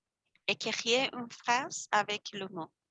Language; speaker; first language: French; non-native, learner; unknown